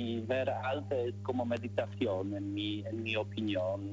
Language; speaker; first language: Spanish; non-native, learner; Polish